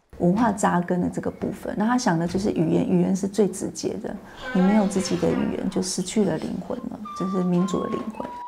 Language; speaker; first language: Chinese; native; Chinese